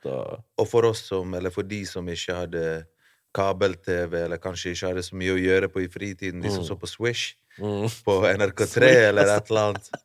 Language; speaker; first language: Norwegian; early bilingual, other home language; Bosnian